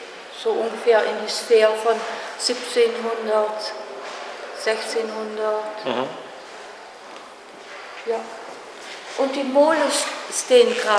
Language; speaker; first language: German; non-native, learner; Dutch